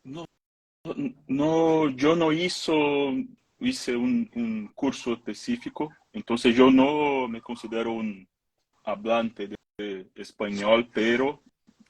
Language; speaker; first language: Spanish; non-native, fluent; Portuguese